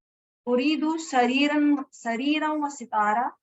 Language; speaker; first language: Arabic; non-native, learner; Urdu